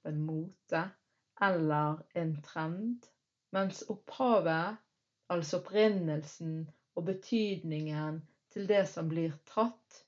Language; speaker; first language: Norwegian; early bilingual, other home language; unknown